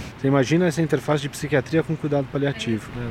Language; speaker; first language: Portuguese; native; Portuguese